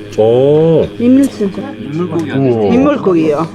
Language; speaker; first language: Korean; non-native, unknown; Mongolian